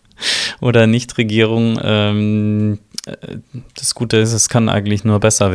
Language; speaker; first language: German; native; German